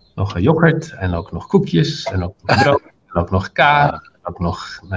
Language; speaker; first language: Dutch; non-native, fluent; Arabic